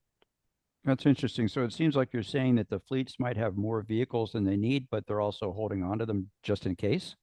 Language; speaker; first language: English; native; English